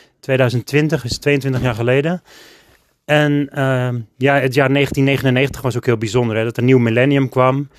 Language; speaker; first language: Dutch; native; Dutch